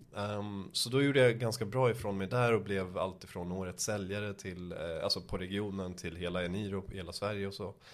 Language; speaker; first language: Swedish; early bilingual, other home language; Persian